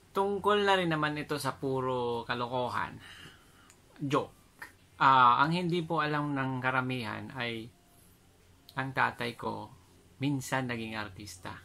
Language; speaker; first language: Filipino; non-native, local second language; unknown